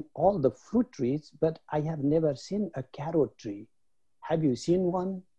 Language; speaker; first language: English; non-native, local second language; Nepali